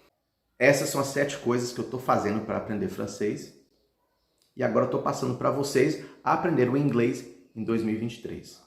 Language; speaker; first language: Portuguese; early bilingual, heritage; Portuguese